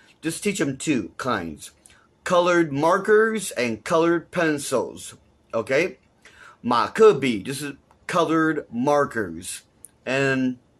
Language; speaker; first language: English; native; English